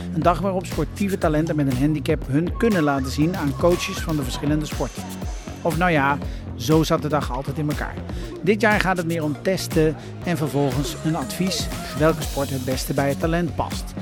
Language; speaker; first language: Dutch; native; Dutch